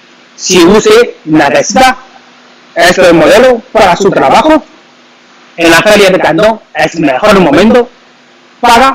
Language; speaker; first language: Spanish; non-native, learner; Chinese